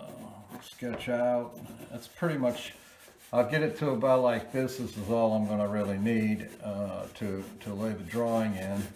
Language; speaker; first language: English; native; English